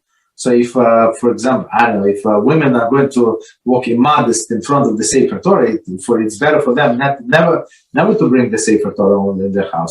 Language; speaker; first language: English; non-native, fluent; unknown